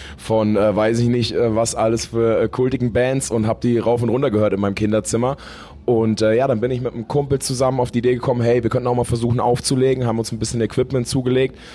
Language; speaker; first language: German; native; German